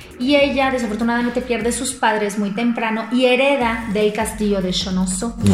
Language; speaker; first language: Spanish; non-native, fluent; French